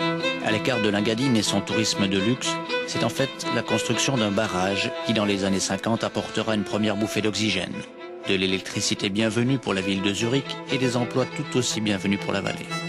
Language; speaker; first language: French; native; French